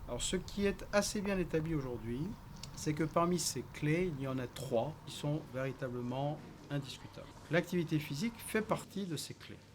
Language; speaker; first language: French; native; French